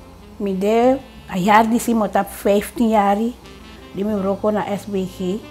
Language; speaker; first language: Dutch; non-native, local second language; Sranan Tongo